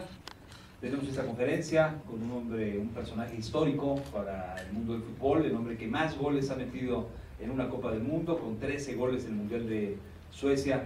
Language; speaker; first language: Spanish; native; Spanish